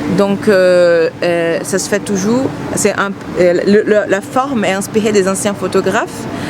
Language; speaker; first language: French; non-native, fluent; Portuguese